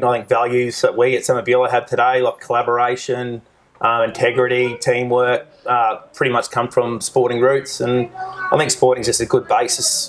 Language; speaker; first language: English; native; English